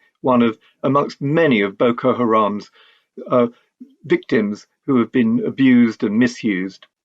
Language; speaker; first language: English; native; English